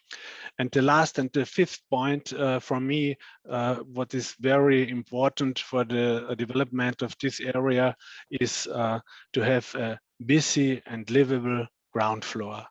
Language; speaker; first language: English; non-native, fluent; German